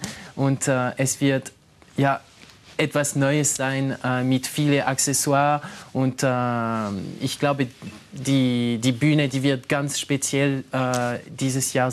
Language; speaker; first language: German; non-native, local second language; French